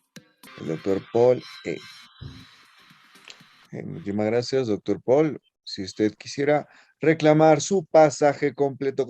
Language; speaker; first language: Spanish; native; Spanish